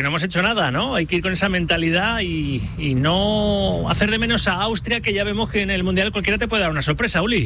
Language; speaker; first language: Spanish; native; Spanish